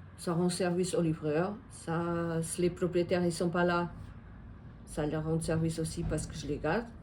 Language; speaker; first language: French; non-native, fluent; Portuguese